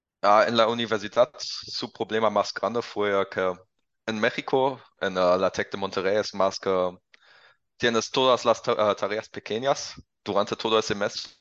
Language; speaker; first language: Spanish; non-native, learner; German